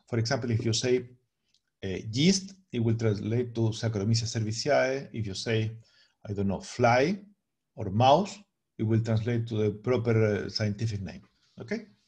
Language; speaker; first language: English; non-native, fluent; Spanish